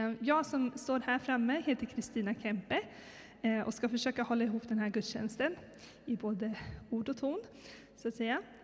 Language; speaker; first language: Swedish; native; Swedish